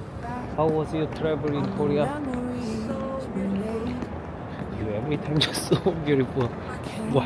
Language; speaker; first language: English; non-native, learner; Korean